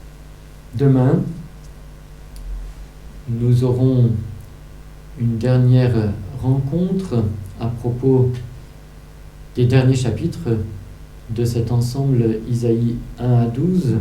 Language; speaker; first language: French; native; French